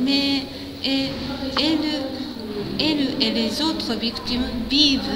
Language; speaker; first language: French; non-native, fluent; Japanese